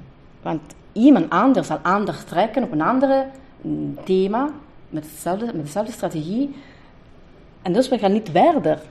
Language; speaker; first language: Dutch; non-native, fluent; Italian